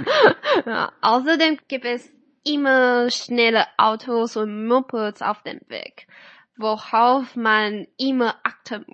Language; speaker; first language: German; non-native, fluent; Chinese